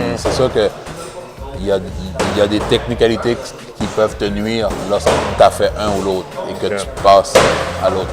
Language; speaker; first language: French; early bilingual, other home language; Haitian Creole